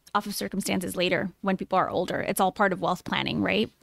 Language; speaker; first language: English; early bilingual, other home language; Spanish